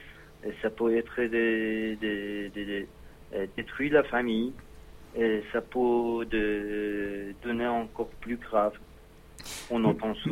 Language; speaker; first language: French; non-native, learner; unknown